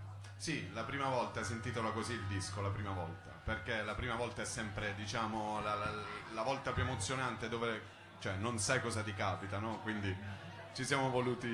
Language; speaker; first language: Italian; native; Italian